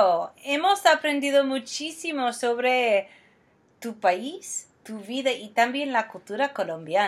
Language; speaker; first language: Spanish; non-native, fluent; English